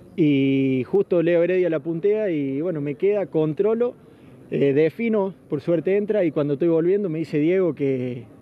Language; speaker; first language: Spanish; native; Spanish